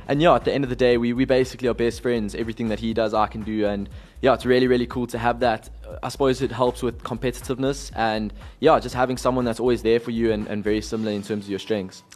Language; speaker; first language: English; native; English